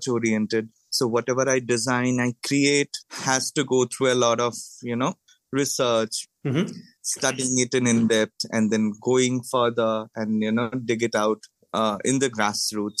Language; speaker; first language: English; non-native, local second language; Bangla